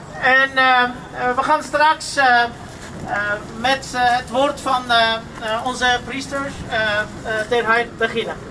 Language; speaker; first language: Dutch; non-native, fluent; Armenian